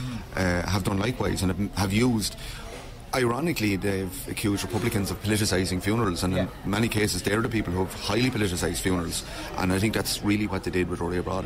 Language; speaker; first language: English; native; English